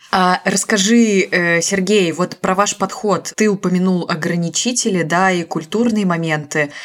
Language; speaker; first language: Russian; native; Russian